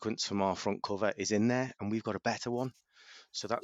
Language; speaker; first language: English; native; English